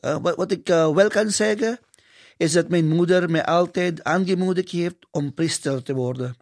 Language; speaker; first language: Dutch; non-native, fluent; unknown